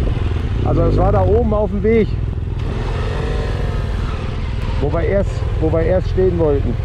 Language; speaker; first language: German; native; German